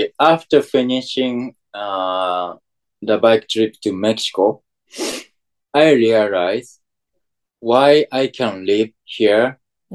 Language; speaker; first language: English; non-native, fluent; Japanese